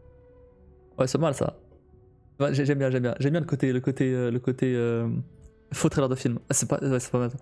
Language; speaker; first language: French; native; French